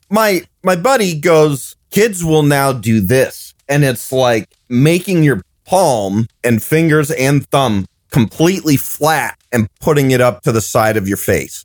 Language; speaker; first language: English; native; English